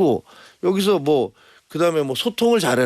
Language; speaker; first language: Korean; native; Korean